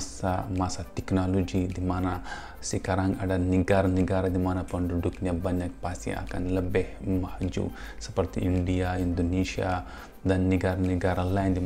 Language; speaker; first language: Indonesian; non-native, fluent; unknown